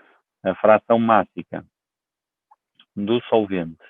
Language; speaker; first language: Portuguese; native; Portuguese